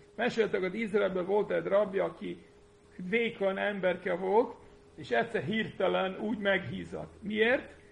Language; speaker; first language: Hungarian; non-native, fluent; English